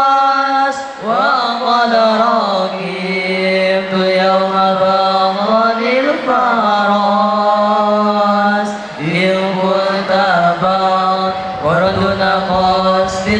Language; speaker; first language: Arabic; non-native, learner; Sundanese